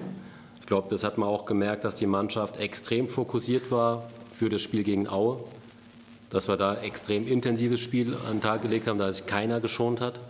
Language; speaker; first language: German; native; German